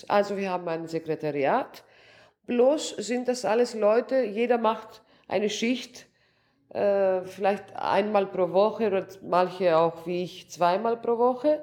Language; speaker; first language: German; non-native, local second language; Greek